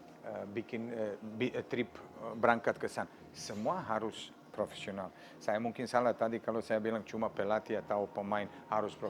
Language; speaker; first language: Indonesian; non-native, fluent; Serbian